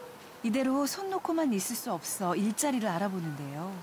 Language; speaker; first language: Korean; native; Korean